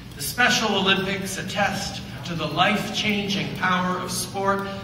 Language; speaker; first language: English; early bilingual, other home language; French